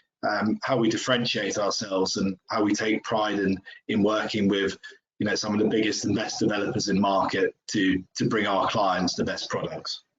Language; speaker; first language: English; native; English